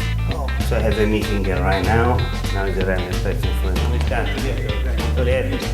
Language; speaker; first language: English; non-native, fluent; Italian